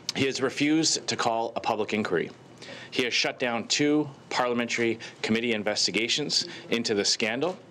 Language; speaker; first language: English; native; English